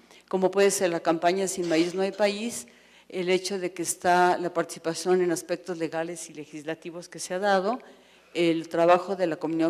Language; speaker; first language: Spanish; native; Spanish